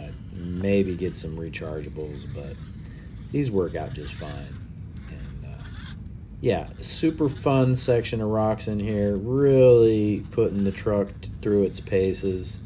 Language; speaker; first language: English; native; English